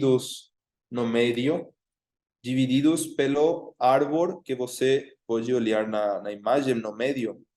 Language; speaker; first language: Portuguese; non-native, fluent; Spanish